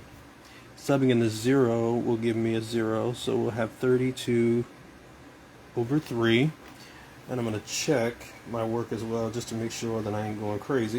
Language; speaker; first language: English; native; English